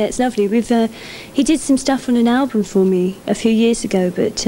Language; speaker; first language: English; native; English